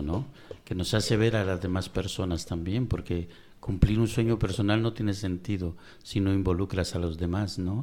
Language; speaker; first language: Spanish; native; Spanish